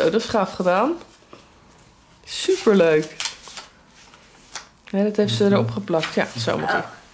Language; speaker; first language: Dutch; native; Dutch